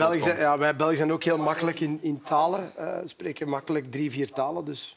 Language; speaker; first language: Dutch; native; Dutch